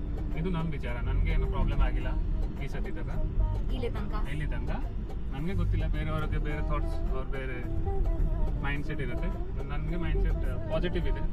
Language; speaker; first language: Kannada; non-native, learner; Odia